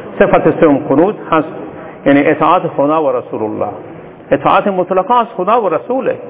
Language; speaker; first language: Persian; non-native, local second language; Turkmen